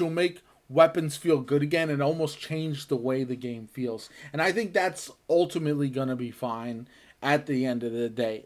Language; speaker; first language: English; native; English